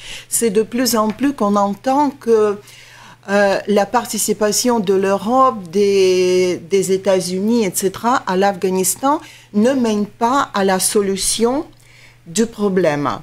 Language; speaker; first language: French; non-native, fluent; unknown